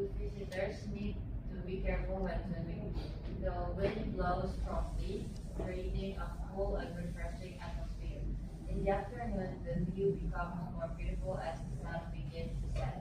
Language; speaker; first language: English; non-native, learner; Indonesian